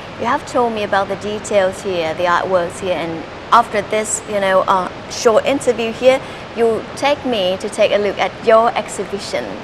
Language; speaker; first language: English; non-native, fluent; Thai